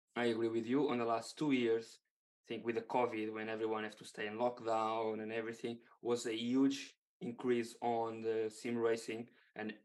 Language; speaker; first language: English; non-native, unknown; Portuguese